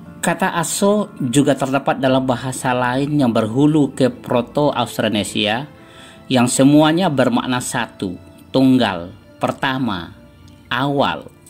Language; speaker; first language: Indonesian; non-native, local second language; Minangkabau